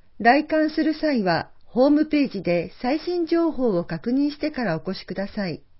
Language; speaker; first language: Japanese; native; Japanese